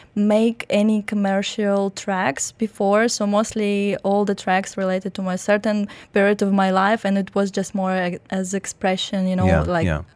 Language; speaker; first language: English; non-native, fluent; Russian